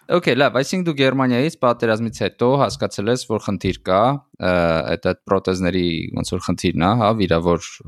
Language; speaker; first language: Armenian; native; Armenian